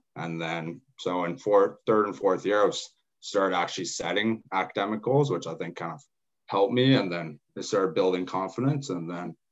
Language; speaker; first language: English; native; English